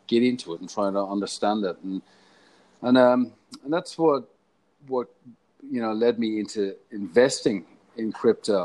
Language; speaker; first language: English; native; English